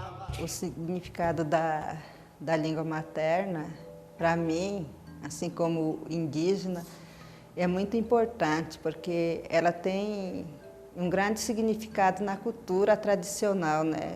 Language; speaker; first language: Portuguese; non-native, local second language; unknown